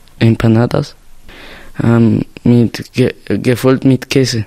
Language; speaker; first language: German; non-native, learner; Spanish